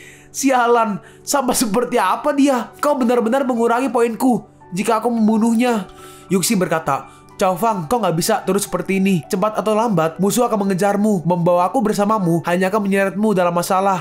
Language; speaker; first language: Indonesian; native; Indonesian